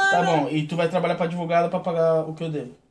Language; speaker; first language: Portuguese; native; Portuguese